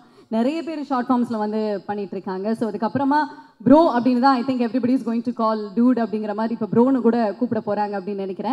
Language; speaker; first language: Tamil; native; Tamil